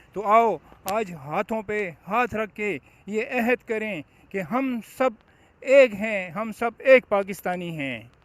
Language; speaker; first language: Urdu; non-native, local second language; Northern Hindko